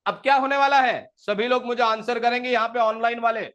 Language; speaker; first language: Hindi; non-native, local second language; Marathi